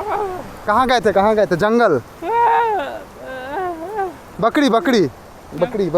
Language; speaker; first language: Hindi; non-native, local second language; Bangla